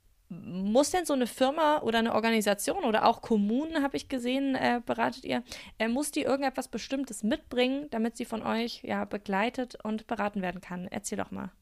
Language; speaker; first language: German; native; German